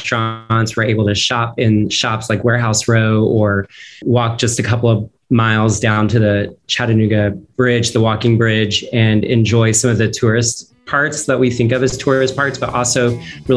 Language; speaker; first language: English; native; English